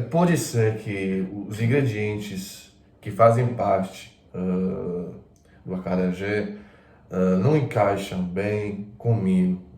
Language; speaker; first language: Portuguese; non-native, fluent; Croatian